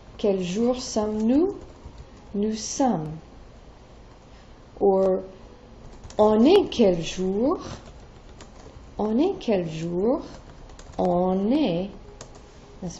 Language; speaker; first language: French; non-native, fluent; English